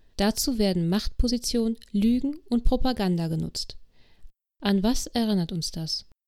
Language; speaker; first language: German; native; German